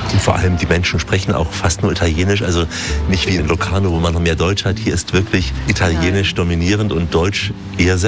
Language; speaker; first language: German; native; German